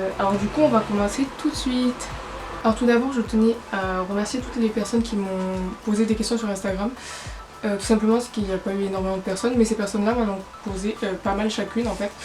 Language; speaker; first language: French; native; French